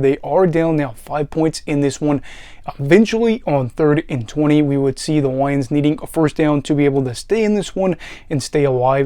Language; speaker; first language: English; native; English